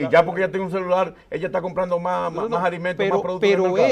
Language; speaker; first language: Spanish; native; Spanish